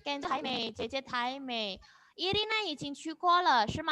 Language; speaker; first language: Chinese; non-native, fluent; Indonesian